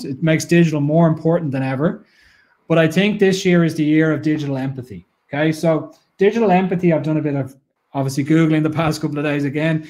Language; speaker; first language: English; native; English